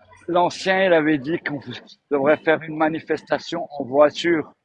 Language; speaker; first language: French; native; French